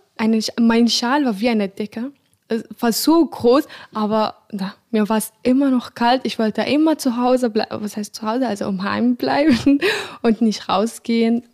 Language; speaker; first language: German; non-native, fluent; Arabic